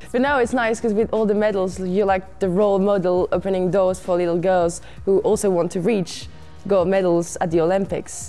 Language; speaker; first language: English; non-native, fluent; French